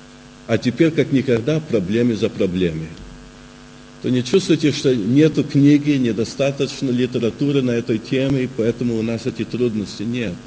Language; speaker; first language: Russian; early bilingual, heritage; Russian